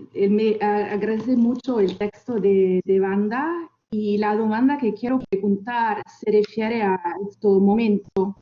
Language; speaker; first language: Spanish; non-native, fluent; Italian